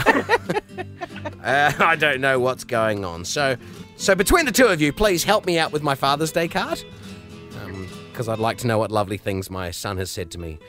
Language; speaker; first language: English; native; English